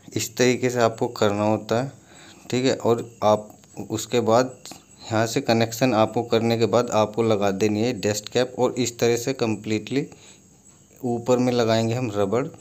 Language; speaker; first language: Hindi; native; Hindi